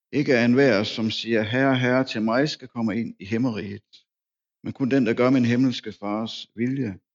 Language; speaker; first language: Danish; native; Danish